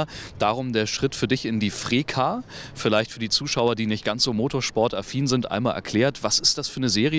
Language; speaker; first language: German; native; German